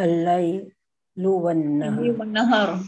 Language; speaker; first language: Arabic; non-native, learner; Malay